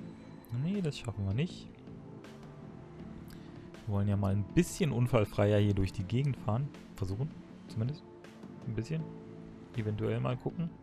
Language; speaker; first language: German; native; German